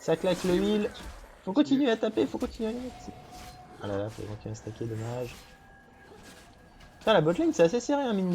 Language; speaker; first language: French; native; French